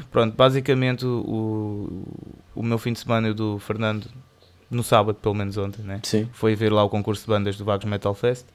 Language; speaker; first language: Portuguese; native; Portuguese